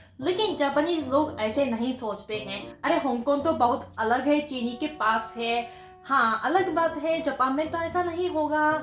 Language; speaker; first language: Hindi; non-native, fluent; Japanese